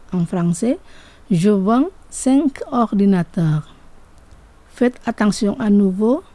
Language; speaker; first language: French; non-native, fluent; Indonesian